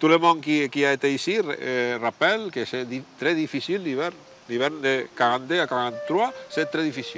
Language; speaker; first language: French; non-native, learner; Spanish